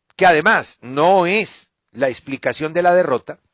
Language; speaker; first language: Spanish; native; Spanish